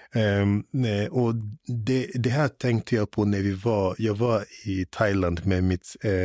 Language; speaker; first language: Swedish; non-native, fluent; English